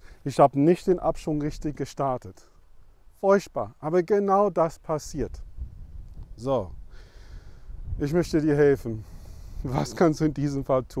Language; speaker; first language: German; non-native, fluent; English